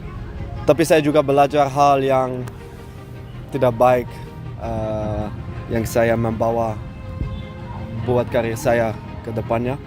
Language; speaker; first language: Indonesian; non-native, fluent; Dutch